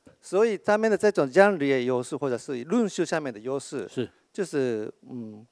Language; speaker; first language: Chinese; non-native, fluent; Japanese